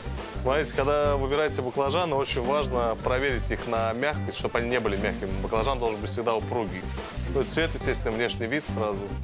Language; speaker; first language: Russian; native; Russian